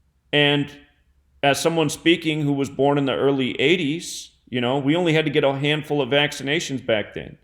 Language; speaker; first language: English; native; English